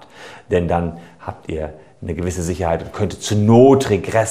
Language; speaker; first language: German; native; German